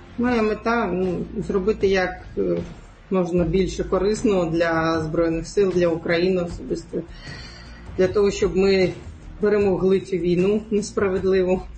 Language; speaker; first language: Ukrainian; non-native, local second language; Crimean Tatar